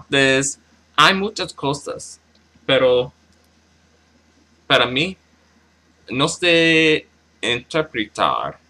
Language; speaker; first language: Spanish; non-native, learner; English